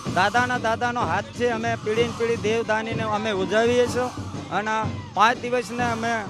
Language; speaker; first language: Gujarati; non-native, local second language; Rathawi